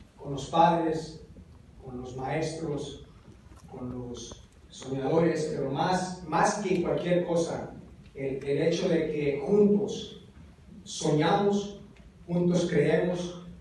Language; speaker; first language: Spanish; native; Spanish